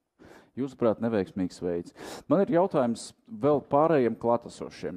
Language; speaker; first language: Latvian; native; Latvian